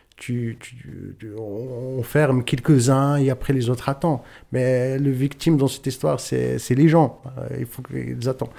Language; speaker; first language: French; non-native, local second language; Tachelhit